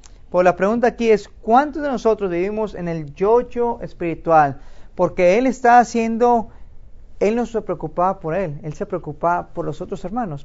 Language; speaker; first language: Spanish; native; Spanish